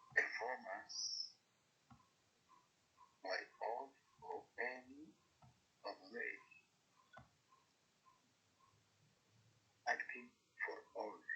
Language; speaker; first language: English; non-native, learner; Spanish